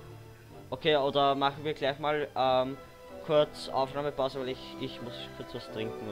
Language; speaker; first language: German; native; German